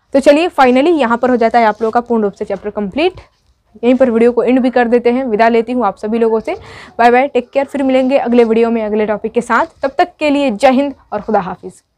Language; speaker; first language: Hindi; native; Hindi